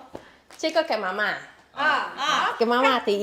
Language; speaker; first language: Chinese; non-native, learner; Indonesian